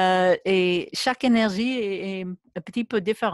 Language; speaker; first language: French; non-native, learner; English